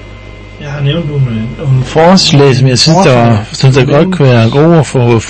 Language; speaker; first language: Danish; native; Danish